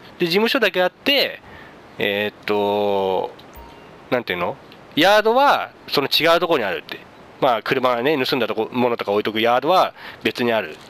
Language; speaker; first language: Japanese; native; Japanese